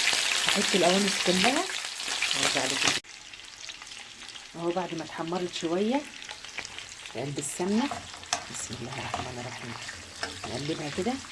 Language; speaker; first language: Arabic; native; Arabic